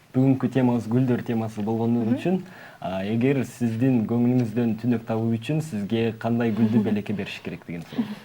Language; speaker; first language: Kyrgyz; native; Kyrgyz